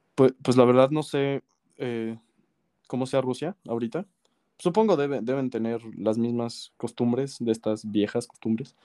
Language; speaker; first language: Spanish; native; Spanish